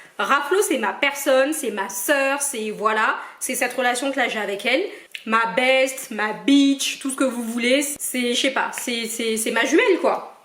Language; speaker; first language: French; early bilingual, other home language; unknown